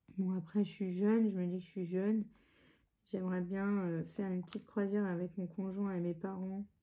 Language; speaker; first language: French; early bilingual, other home language; Portuguese